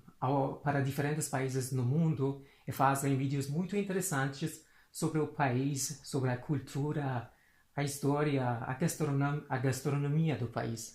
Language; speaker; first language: Portuguese; non-native, fluent; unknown